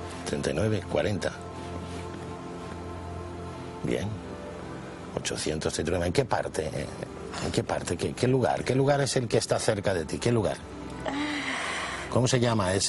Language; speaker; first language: Spanish; native; Spanish